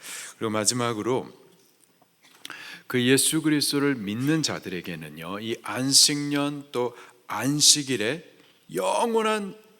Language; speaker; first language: Korean; native; Korean